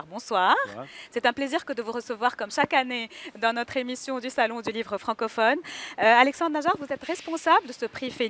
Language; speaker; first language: French; native; French